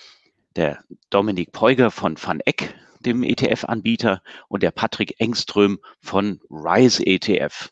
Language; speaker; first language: German; native; German